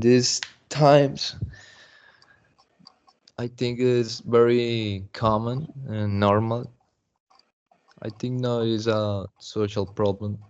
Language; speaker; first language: English; non-native, learner; Spanish